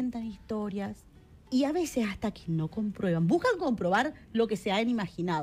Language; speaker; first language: Spanish; native; Spanish